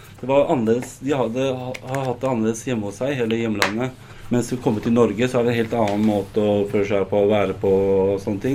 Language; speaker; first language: Norwegian; early bilingual, other home language; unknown